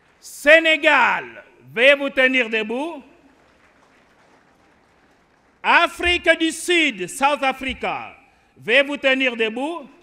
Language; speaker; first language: French; non-native, local second language; Lingala